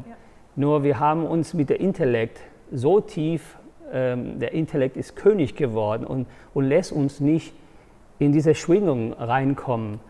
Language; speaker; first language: German; non-native, fluent; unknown